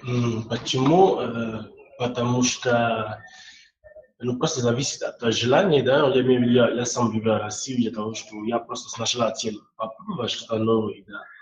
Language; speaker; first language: Russian; non-native, fluent; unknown